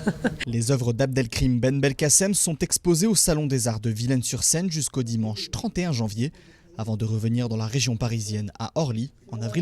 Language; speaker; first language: French; native; French